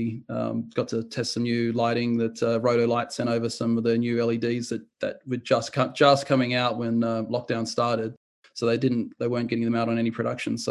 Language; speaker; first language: English; native; English